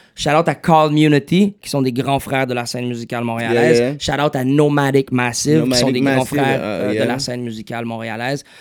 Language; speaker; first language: French; native; French